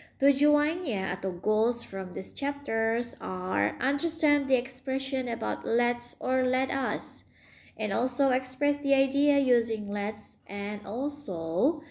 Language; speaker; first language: English; non-native, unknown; Indonesian